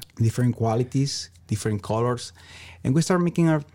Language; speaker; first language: English; non-native, learner; Spanish